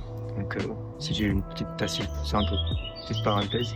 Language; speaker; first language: French; non-native, local second language; Wolof